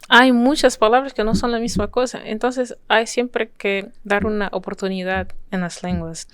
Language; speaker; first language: Spanish; non-native, fluent; French